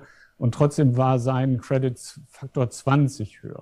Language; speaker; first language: German; native; German